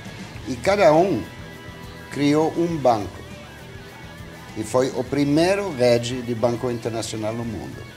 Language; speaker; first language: Portuguese; non-native, fluent; French